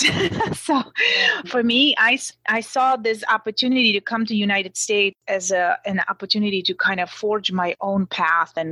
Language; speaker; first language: English; non-native, fluent; Slovak